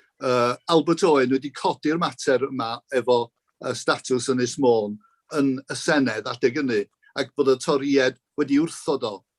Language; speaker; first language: Welsh; native; Welsh